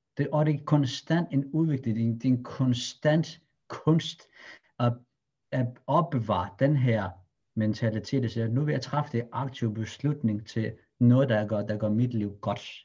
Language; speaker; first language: Danish; early bilingual, other home language; Arabic